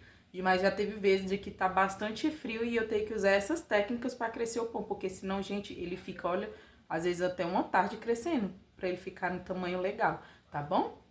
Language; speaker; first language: Portuguese; native; Portuguese